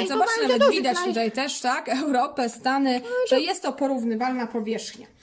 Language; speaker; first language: Polish; native; Polish